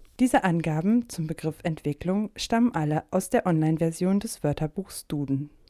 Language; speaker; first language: German; native; German